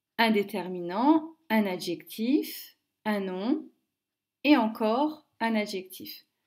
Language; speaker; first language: French; native; French